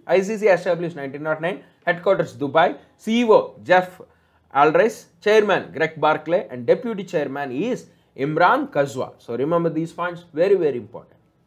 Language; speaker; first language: English; non-native, local second language; Telugu